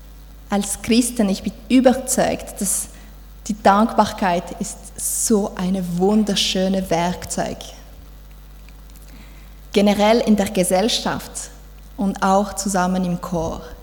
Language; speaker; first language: German; non-native, fluent; French